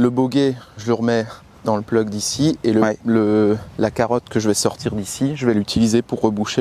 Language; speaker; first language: French; native; French